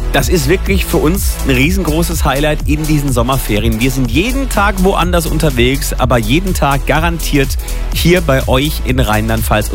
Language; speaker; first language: German; native; German